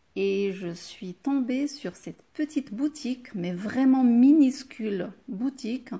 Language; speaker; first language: French; non-native, local second language; Arabic